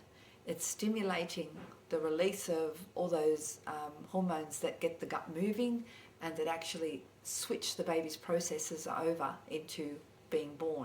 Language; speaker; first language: English; native; English